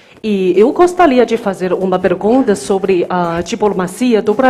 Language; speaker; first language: Portuguese; non-native, fluent; Chinese